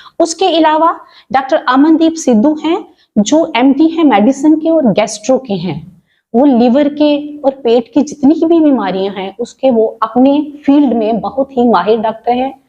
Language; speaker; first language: Hindi; non-native, local second language; Punjabi